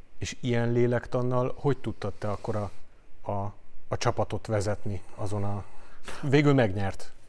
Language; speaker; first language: Hungarian; native; Hungarian